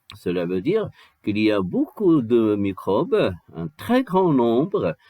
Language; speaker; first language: French; non-native, local second language; Arabic